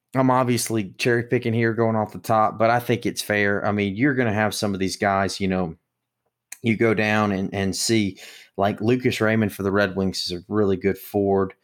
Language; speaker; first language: English; native; English